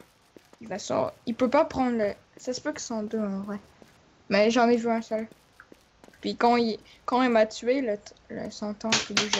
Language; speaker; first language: French; native; French